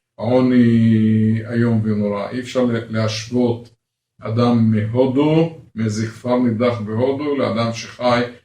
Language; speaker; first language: Hebrew; non-native, local second language; Arabic